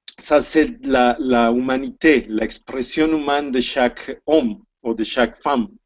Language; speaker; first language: French; non-native, learner; Spanish